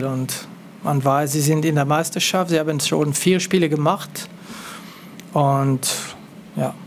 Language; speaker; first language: German; non-native, local second language; French